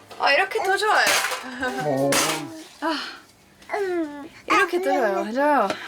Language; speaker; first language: Korean; non-native, learner; Norwegian